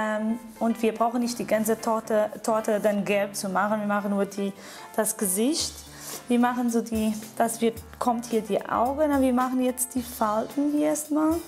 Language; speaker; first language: German; non-native, fluent; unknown